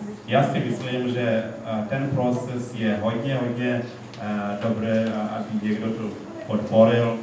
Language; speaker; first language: Czech; non-native, learner; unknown